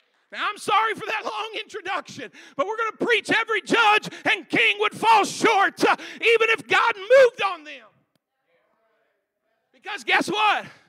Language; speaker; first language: English; native; English